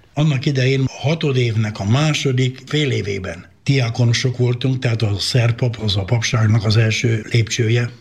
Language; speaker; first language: Hungarian; native; Hungarian